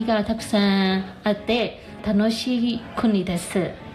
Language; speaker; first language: Japanese; non-native, learner; Burmese